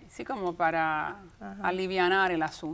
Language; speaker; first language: Spanish; native; Spanish